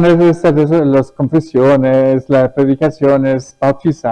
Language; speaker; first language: Spanish; early bilingual, other home language; German